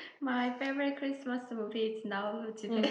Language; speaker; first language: English; non-native, learner; Korean